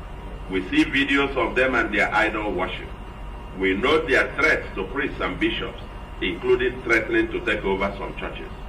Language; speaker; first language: English; non-native, local second language; Igbo